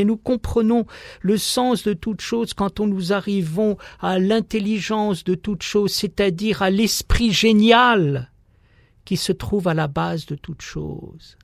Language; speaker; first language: French; native; French